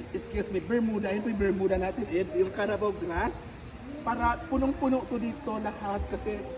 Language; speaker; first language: Filipino; native; Filipino